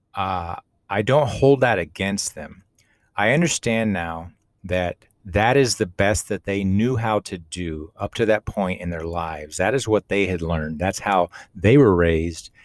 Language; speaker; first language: English; native; English